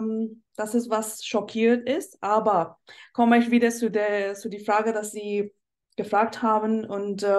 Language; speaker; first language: German; non-native, fluent; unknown